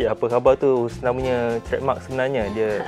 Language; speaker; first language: Malay; native; Malay